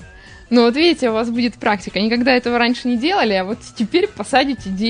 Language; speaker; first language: Russian; native; Russian